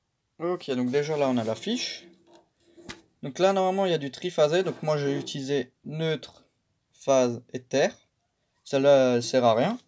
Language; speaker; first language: French; native; French